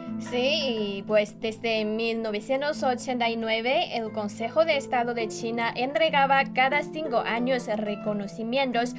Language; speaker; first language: Spanish; non-native, fluent; Chinese